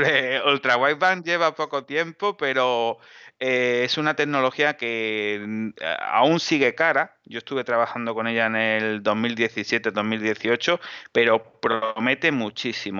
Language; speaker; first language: Spanish; native; Spanish